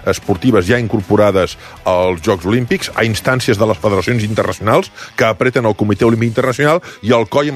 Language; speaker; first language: Catalan; native; Catalan